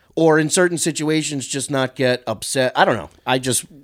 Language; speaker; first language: English; native; English